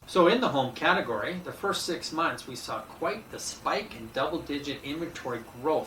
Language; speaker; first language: English; native; English